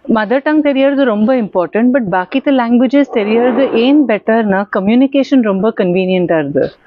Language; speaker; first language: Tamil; early bilingual, heritage; Tamil